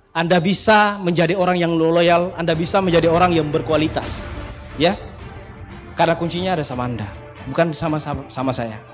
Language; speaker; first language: Indonesian; non-native, local second language; Buginese